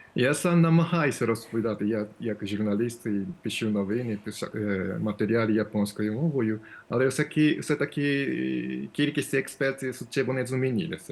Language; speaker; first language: Ukrainian; non-native, fluent; Japanese